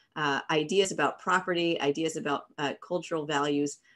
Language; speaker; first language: English; native; English